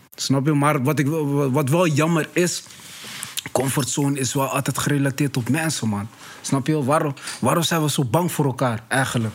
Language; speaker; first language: Dutch; early bilingual, other home language; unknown